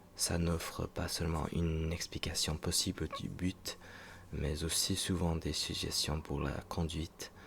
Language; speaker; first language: French; non-native, fluent; English